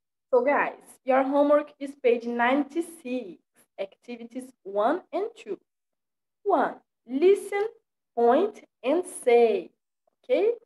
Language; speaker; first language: English; non-native, fluent; Portuguese